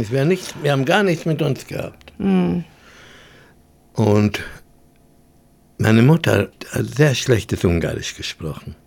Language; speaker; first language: German; early bilingual, heritage; German